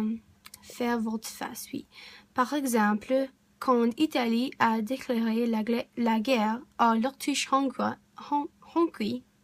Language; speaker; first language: French; non-native, learner; English